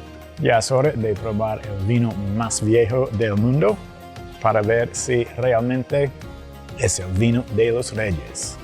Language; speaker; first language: Spanish; early bilingual, heritage; English